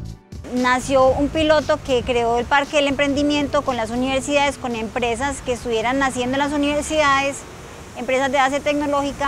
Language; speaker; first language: Spanish; native; Spanish